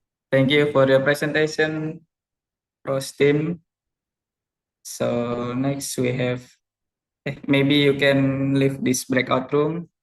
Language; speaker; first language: English; non-native, learner; Indonesian